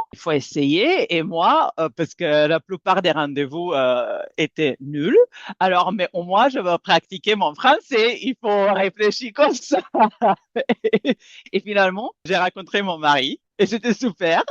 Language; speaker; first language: French; non-native, fluent; Serbian